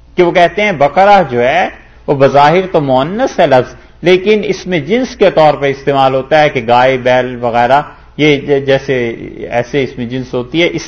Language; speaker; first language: Urdu; native; Urdu